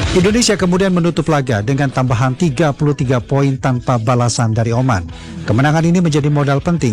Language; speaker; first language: Indonesian; native; Indonesian